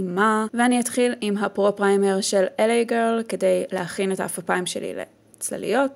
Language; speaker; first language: Hebrew; native; Hebrew